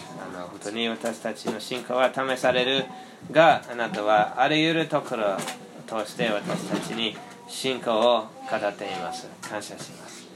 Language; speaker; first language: Japanese; non-native, fluent; English